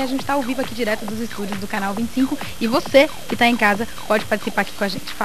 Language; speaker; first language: Portuguese; native; Portuguese